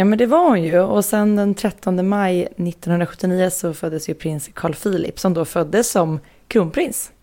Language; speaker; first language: Swedish; native; Swedish